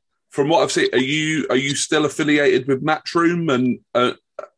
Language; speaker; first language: English; native; English